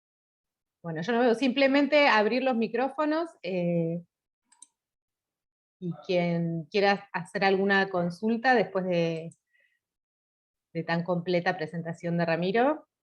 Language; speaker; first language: Spanish; native; Spanish